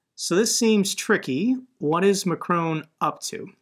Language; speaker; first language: English; native; English